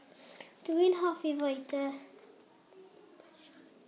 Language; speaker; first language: Welsh; non-native, local second language; English